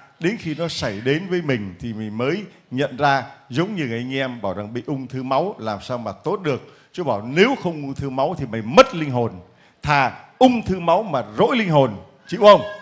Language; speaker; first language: Vietnamese; native; Vietnamese